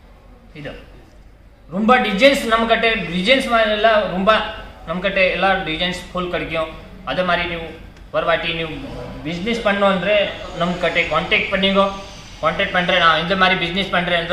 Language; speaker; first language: Tamil; non-native, learner; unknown